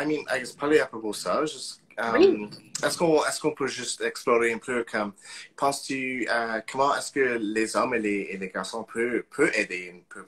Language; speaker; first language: French; non-native, local second language; English